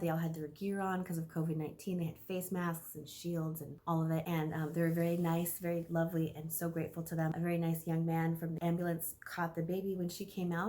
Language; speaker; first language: English; native; English